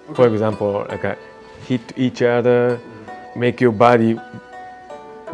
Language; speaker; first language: English; non-native, learner; Japanese